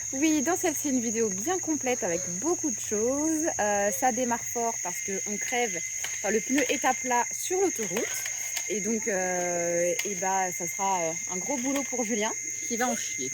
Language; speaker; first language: French; native; French